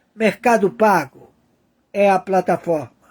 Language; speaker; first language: Portuguese; native; Portuguese